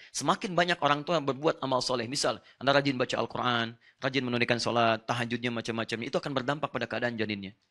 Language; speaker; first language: Indonesian; non-native, fluent; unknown